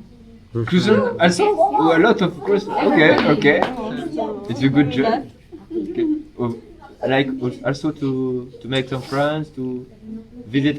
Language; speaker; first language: English; non-native, learner; French